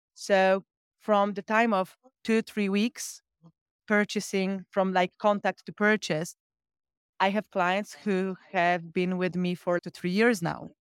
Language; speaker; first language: English; non-native, fluent; Polish